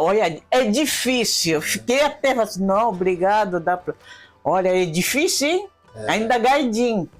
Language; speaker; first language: Portuguese; non-native, fluent; Japanese